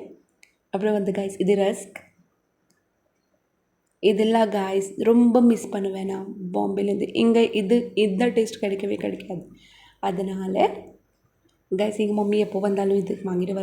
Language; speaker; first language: Tamil; non-native, local second language; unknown